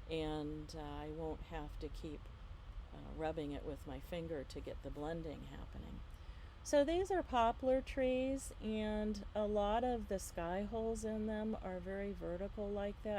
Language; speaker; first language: English; native; English